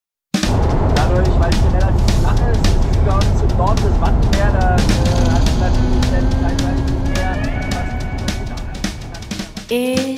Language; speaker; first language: German; native; German